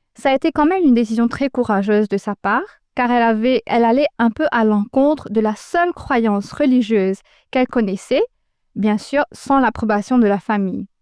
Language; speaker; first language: French; non-native, local second language; Morisyen